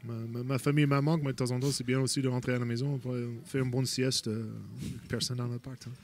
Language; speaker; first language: French; non-native, fluent; English